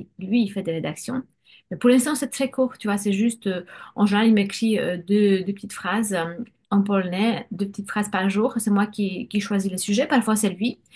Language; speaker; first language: French; non-native, fluent; Polish